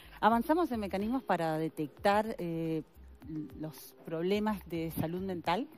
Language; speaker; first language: Spanish; native; Spanish